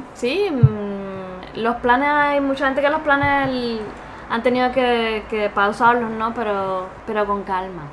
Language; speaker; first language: Spanish; native; Spanish